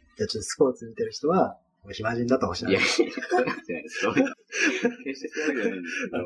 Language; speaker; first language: Japanese; native; Japanese